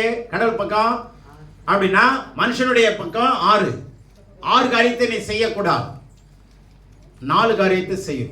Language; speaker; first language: Tamil; native; Tamil